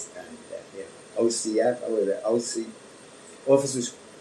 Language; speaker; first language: English; native; English